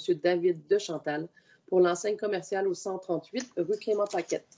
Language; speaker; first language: French; native; French